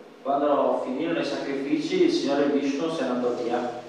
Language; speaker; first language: Italian; native; Italian